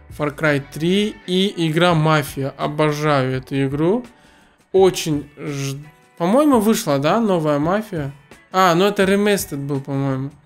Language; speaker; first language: Russian; early bilingual, other home language; Azerbaijani